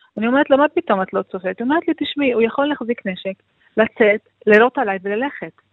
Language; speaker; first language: Hebrew; non-native, local second language; Arabic